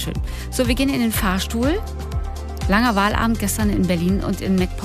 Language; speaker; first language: German; native; German